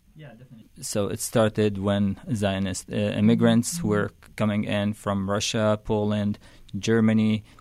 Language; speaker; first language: English; non-native, fluent; Arabic